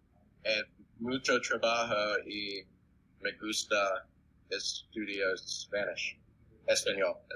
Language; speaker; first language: Spanish; non-native, learner; English